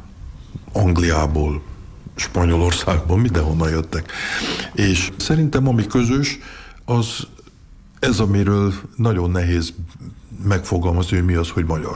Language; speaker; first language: Hungarian; early bilingual, heritage; Hungarian